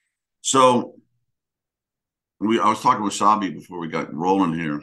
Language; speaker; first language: English; native; English